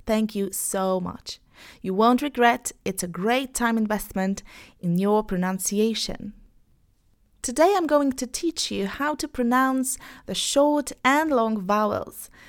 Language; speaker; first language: English; non-native, fluent; Polish